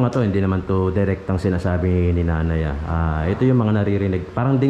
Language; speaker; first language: Filipino; native; Filipino